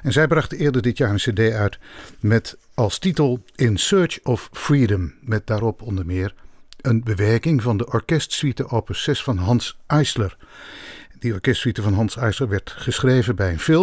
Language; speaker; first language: Dutch; native; Dutch